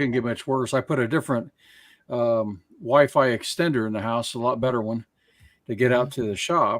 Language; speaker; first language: English; native; English